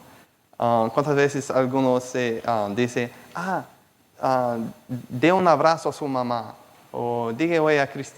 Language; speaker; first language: Spanish; non-native, fluent; Portuguese